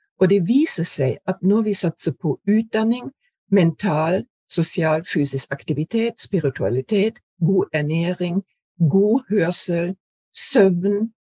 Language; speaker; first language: Norwegian; non-native, fluent; German